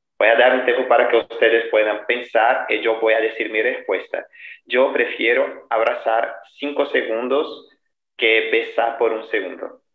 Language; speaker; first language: Spanish; non-native, fluent; Portuguese